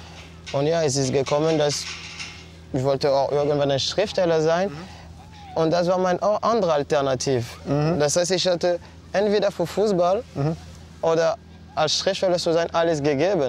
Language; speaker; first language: German; non-native, fluent; French